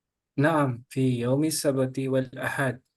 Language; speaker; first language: Arabic; non-native, learner; Indonesian